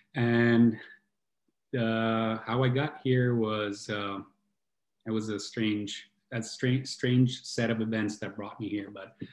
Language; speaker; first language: English; non-native, fluent; Italian